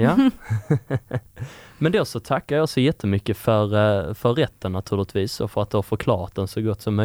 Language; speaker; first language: Swedish; native; Swedish